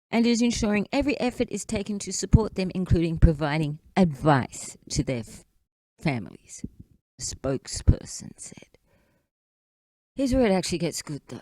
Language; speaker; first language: English; native; English